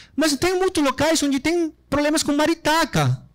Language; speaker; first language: Portuguese; non-native, fluent; Spanish